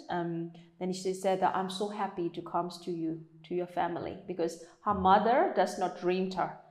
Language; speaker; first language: English; non-native, fluent; Burmese